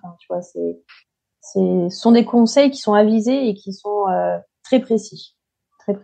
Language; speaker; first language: French; native; French